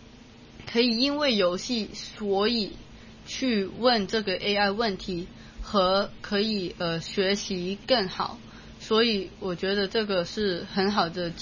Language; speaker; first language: Chinese; non-native, local second language; Cantonese